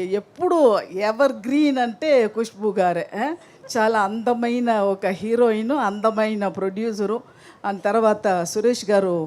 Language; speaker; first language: Telugu; non-native, learner; Tamil